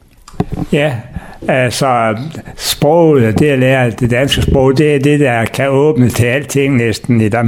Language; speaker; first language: Danish; native; Danish